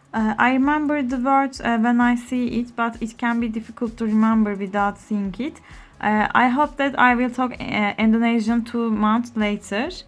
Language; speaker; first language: English; non-native, learner; Turkish